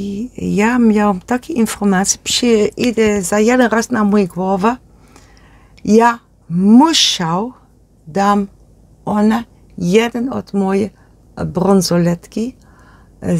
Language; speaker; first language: Polish; non-native, learner; Dutch